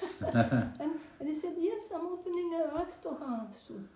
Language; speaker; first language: English; non-native, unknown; French